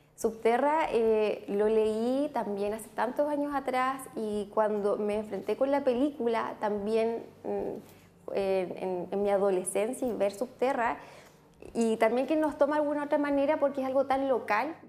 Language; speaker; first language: Spanish; native; Spanish